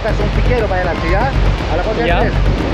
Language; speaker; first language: Spanish; native; Spanish